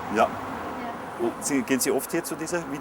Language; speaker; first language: German; native; German